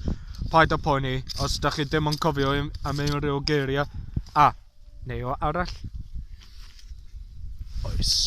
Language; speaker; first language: Welsh; non-native, learner; English